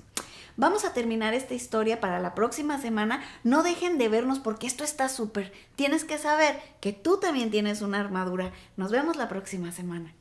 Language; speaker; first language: Spanish; native; Spanish